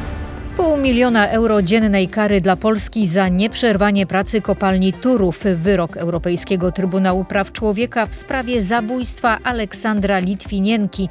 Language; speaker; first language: Polish; native; Polish